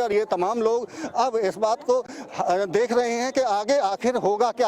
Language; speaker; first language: Hindi; native; Hindi